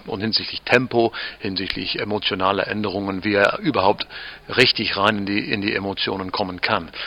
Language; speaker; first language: German; non-native, fluent; English